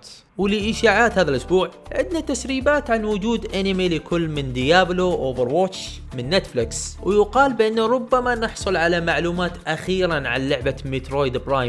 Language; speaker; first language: Arabic; native; Arabic